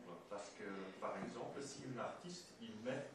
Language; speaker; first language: French; non-native, fluent; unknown